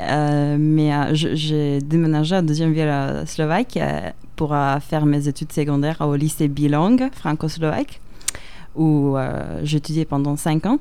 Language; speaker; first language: French; non-native, fluent; Slovak